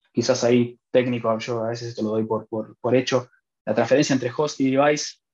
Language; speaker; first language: Spanish; native; Spanish